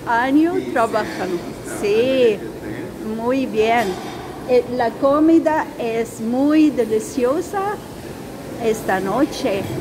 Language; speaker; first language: Spanish; non-native, learner; Arabic